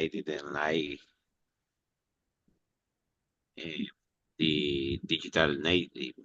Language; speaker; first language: English; non-native, learner; Spanish